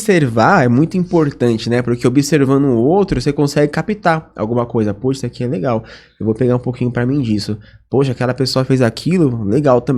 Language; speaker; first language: Portuguese; native; Portuguese